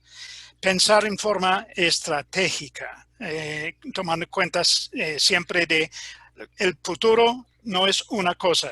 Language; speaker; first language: Spanish; non-native, fluent; English